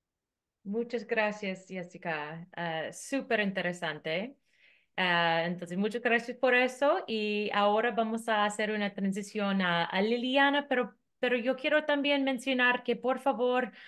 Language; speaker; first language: Spanish; non-native, fluent; English